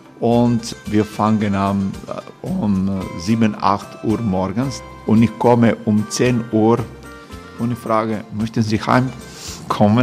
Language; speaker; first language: German; non-native, learner; Croatian